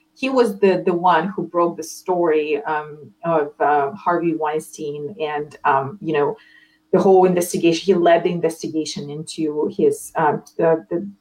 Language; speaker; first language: English; non-native, fluent; Ukrainian